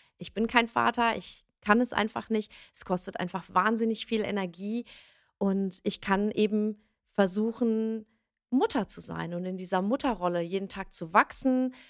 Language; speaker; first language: German; early bilingual, other home language; Persian